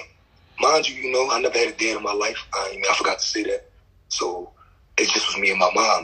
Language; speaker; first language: English; native; English